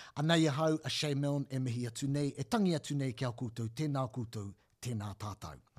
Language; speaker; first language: Māori; non-native, local second language; English